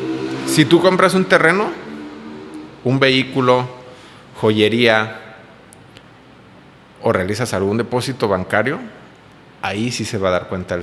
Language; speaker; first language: Spanish; native; Spanish